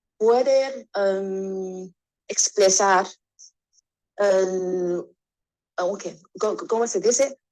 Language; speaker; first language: Spanish; non-native, learner; Chinese